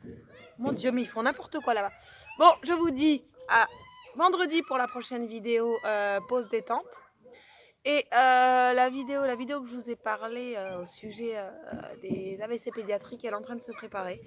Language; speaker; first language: French; native; French